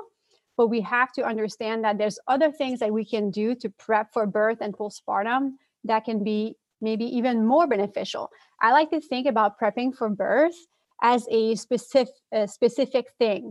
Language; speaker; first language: English; non-native, fluent; French